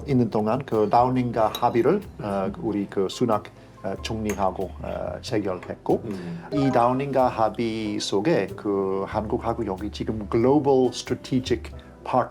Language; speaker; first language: Korean; non-native, fluent; English